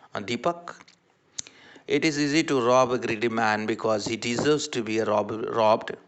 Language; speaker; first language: English; non-native, local second language; Marathi